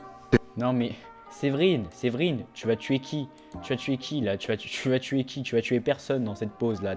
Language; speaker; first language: French; native; French